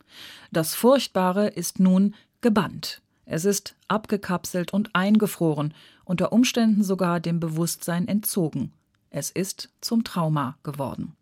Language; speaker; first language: German; native; German